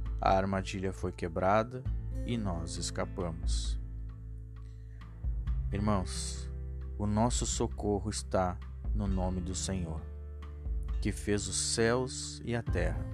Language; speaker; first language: Portuguese; native; Portuguese